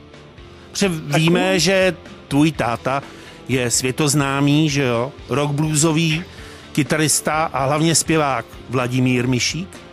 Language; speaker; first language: Czech; native; Czech